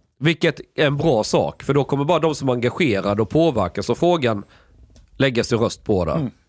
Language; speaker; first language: Swedish; native; Swedish